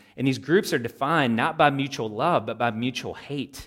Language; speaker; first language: English; native; English